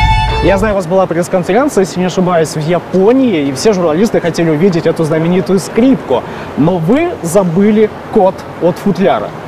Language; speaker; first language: Russian; native; Russian